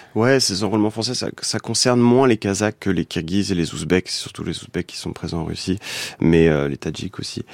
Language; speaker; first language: French; native; French